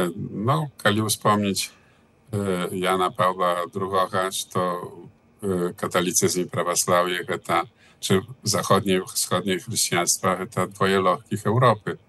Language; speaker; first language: Belarusian; early bilingual, heritage; Belarusian